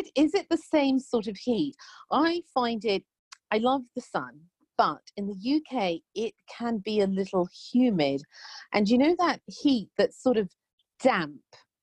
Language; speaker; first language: English; native; English